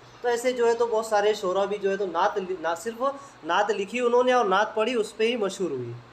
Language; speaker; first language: Urdu; native; Urdu